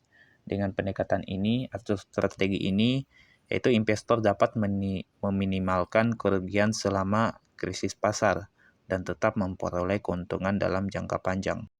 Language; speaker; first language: Indonesian; native; Indonesian